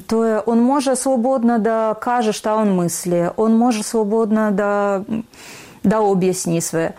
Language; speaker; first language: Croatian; non-native, learner; Russian